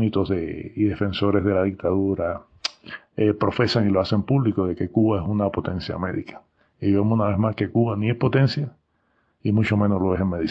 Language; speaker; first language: Spanish; native; Spanish